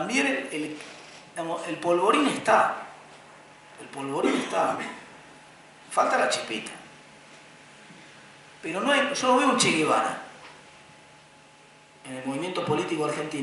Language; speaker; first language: Spanish; native; Spanish